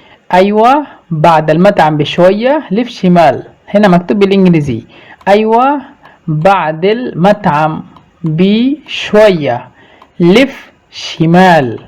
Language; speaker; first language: Arabic; non-native, fluent; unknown